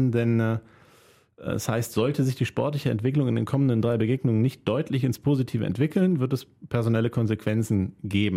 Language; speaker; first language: German; native; German